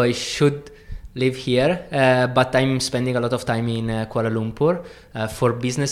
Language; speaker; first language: English; non-native, fluent; Italian